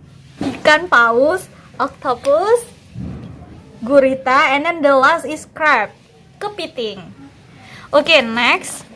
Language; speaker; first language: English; non-native, fluent; Indonesian